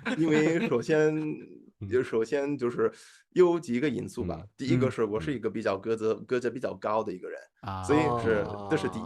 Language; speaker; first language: Chinese; non-native, fluent; English